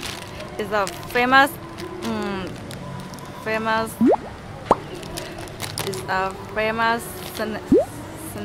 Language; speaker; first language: English; non-native, learner; Thai